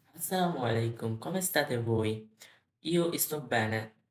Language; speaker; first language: Italian; non-native, learner; Bangla